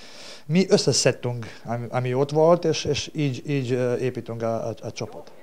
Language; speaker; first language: Hungarian; non-native, learner; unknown